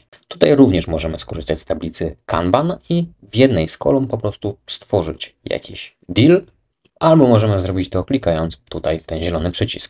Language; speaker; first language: Polish; native; Polish